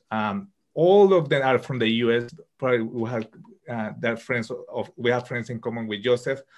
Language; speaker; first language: English; non-native, fluent; Spanish